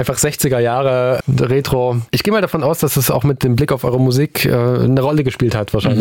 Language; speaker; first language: German; native; German